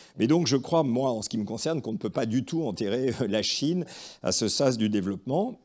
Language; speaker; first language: French; native; French